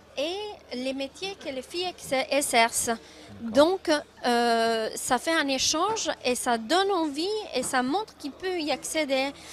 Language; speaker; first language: French; non-native, fluent; Spanish